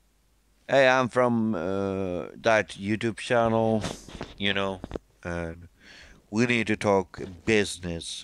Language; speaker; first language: English; non-native, fluent; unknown